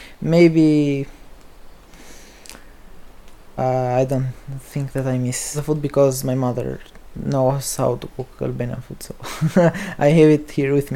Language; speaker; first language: English; non-native, learner; Albanian